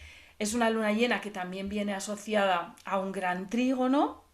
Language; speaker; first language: Spanish; native; Spanish